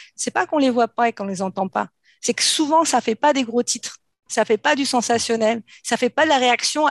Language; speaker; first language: French; native; French